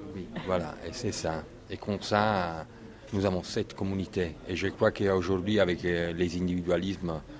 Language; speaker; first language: French; non-native, learner; Italian